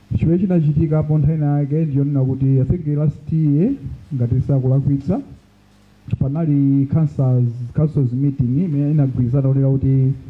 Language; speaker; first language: Nyanja; non-native, local second language; Tumbuka